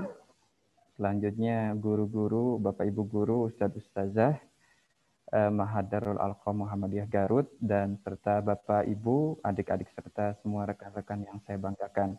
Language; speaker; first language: Indonesian; native; Indonesian